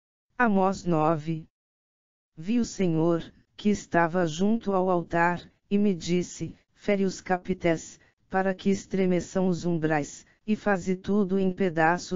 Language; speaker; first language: Portuguese; native; Portuguese